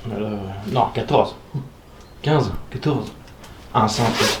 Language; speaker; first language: French; native; French